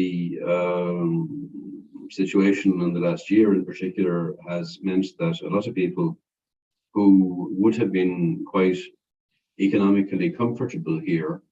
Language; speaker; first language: English; non-native, fluent; Irish